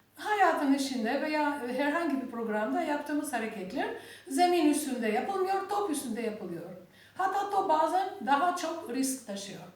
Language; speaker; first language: Turkish; non-native, learner; Albanian